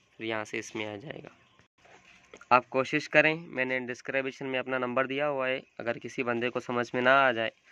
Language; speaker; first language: Urdu; non-native, local second language; Sindhi